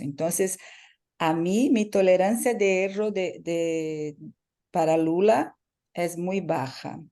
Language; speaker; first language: Spanish; non-native, fluent; Portuguese